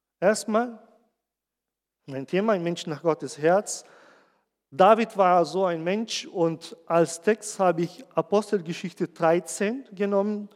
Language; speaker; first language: German; non-native, fluent; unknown